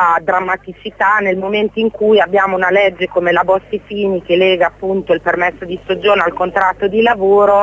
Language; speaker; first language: Italian; native; Italian